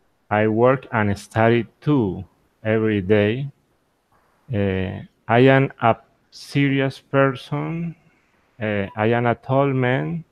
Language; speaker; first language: English; non-native, learner; Spanish